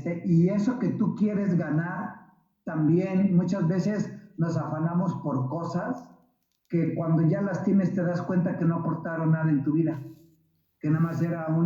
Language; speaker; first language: Spanish; native; Spanish